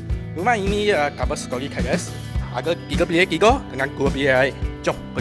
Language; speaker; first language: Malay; non-native, local second language; Chinese